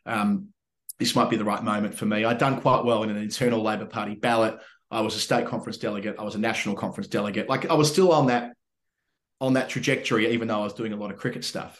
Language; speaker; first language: English; native; English